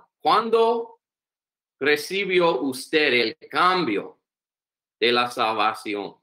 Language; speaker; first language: Spanish; non-native, learner; English